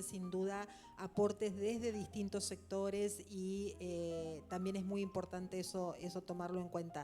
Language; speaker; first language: Spanish; native; Spanish